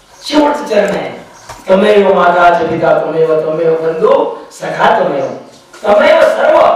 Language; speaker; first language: Marathi; non-native, local second language; Lambadi